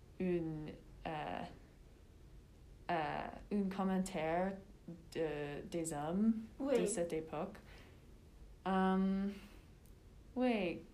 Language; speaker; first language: French; non-native, learner; English